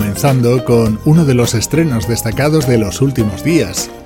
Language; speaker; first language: Spanish; native; Spanish